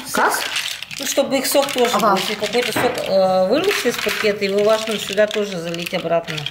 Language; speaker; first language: Russian; native; Russian